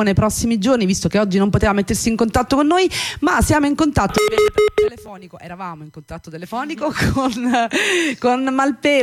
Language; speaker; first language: Italian; native; Italian